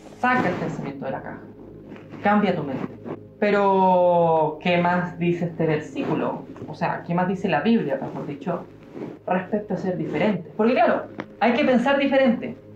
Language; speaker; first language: Spanish; native; Spanish